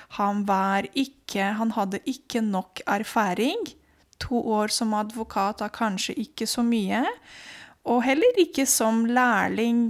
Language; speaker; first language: Norwegian; non-native, fluent; Spanish